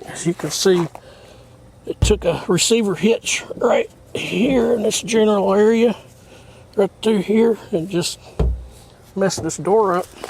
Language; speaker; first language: English; native; English